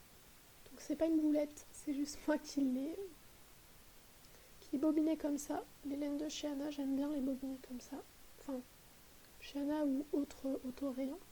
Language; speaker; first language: French; native; French